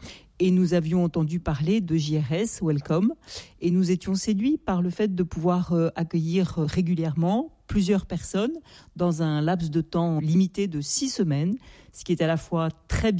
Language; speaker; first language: French; native; French